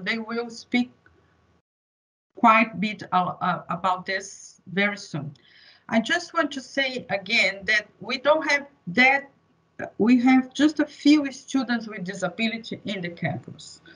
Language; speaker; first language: English; non-native, fluent; Portuguese